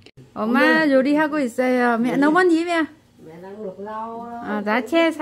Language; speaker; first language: Korean; non-native, learner; Vietnamese